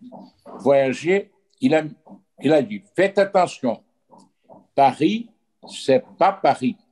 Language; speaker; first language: French; non-native, fluent; Portuguese